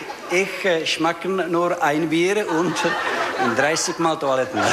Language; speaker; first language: German; non-native, learner; Czech